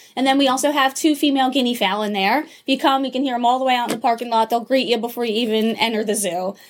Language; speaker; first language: English; native; English